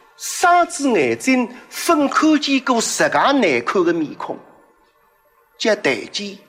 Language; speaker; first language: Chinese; native; Chinese